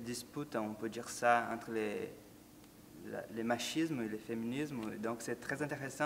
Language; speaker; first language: French; non-native, fluent; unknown